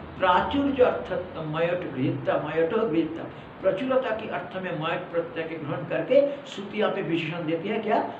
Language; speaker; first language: Hindi; non-native, local second language; Malayalam